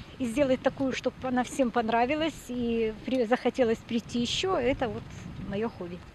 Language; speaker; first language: Russian; native; Russian